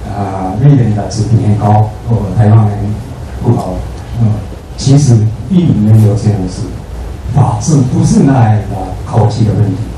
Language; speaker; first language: Chinese; non-native, fluent; Japanese